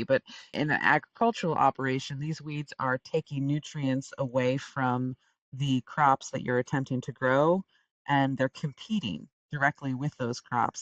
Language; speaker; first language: English; native; English